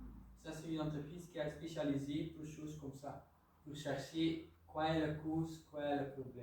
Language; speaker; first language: French; non-native, local second language; Dutch